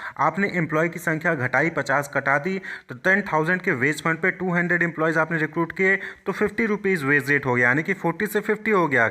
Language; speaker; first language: Hindi; native; Hindi